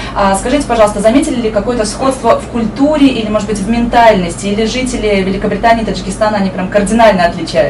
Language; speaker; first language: Russian; native; Russian